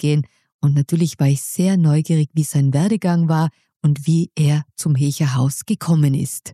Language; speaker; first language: German; native; German